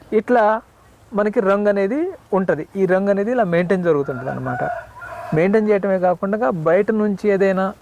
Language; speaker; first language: Telugu; non-native, local second language; Koya